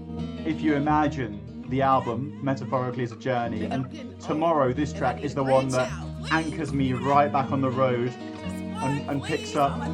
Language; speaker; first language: English; native; English